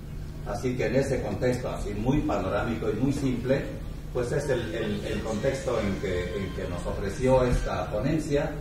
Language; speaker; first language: Spanish; native; Spanish